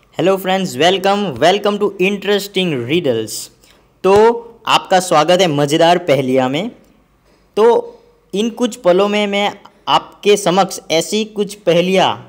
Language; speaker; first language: Hindi; non-native, local second language; Gujarati